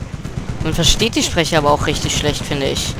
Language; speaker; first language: German; native; German